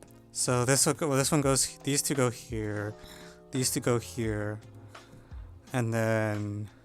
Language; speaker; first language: English; native; English